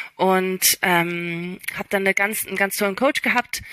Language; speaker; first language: German; early bilingual, other home language; English